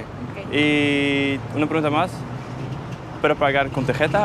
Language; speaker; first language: Spanish; non-native, learner; English